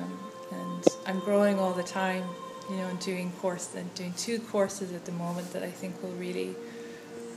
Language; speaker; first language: English; native; English